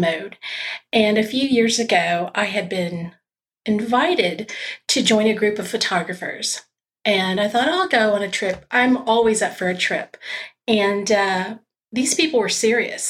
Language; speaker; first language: English; native; English